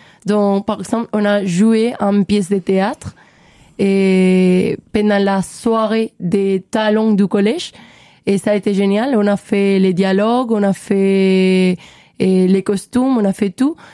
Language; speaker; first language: French; non-native, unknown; Spanish